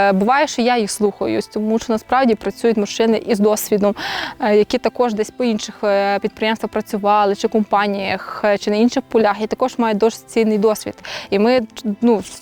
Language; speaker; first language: Ukrainian; native; Ukrainian